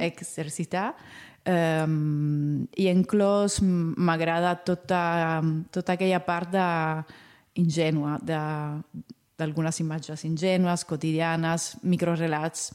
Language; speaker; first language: Catalan; non-native, fluent; Italian